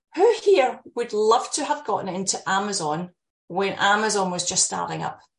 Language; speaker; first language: English; native; English